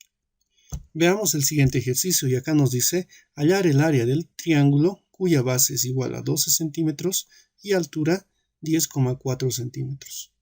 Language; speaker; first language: Spanish; native; Spanish